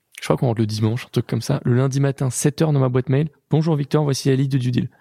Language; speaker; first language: French; native; French